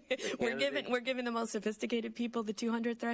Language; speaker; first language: English; native; English